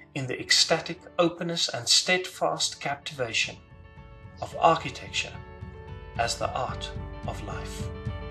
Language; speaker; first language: English; non-native, local second language; Afrikaans